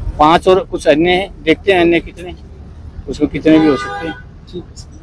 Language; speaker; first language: Hindi; native; Hindi